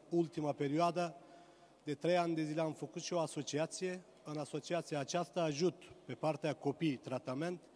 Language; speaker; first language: Romanian; non-native, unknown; Turkish